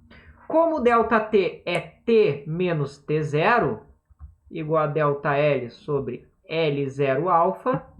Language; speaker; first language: Portuguese; native; Portuguese